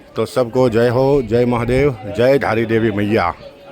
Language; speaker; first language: Hindi; non-native, local second language; Gujarati